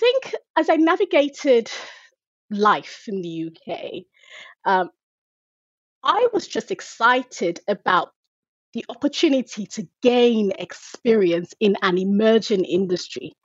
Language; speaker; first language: English; non-native, local second language; Yoruba